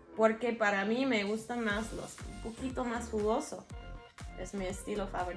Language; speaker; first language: Spanish; non-native, fluent; English